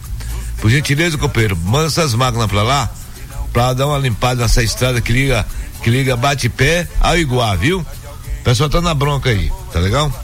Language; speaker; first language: Portuguese; native; Portuguese